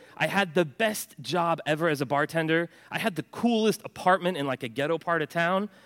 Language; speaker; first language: English; early bilingual, other home language; Norwegian